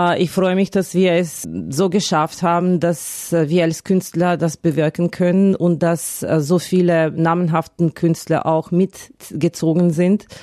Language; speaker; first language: German; non-native, fluent; Ukrainian